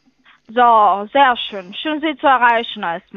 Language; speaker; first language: German; non-native, fluent; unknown